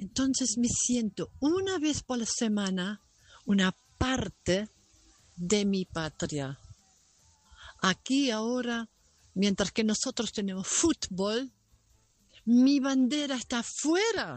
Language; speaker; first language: Spanish; non-native, local second language; German